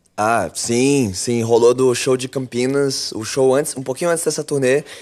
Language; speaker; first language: Portuguese; early bilingual, other home language; French